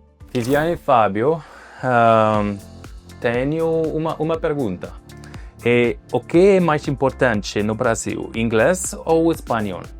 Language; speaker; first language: Portuguese; non-native, learner; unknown